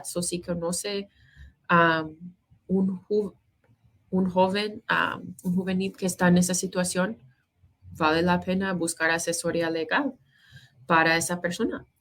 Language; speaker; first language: Spanish; non-native, fluent; English